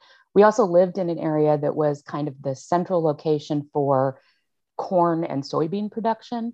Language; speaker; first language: English; native; English